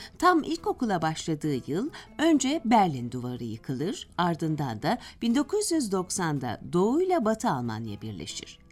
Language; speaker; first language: Turkish; native; Turkish